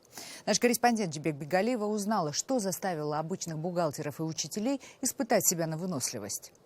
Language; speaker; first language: Russian; native; Russian